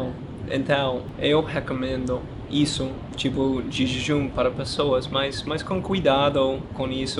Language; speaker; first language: Portuguese; non-native, learner; English